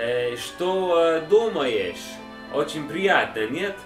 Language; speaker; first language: Russian; non-native, learner; English